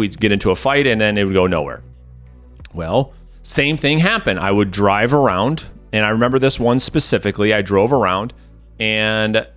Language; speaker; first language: English; native; English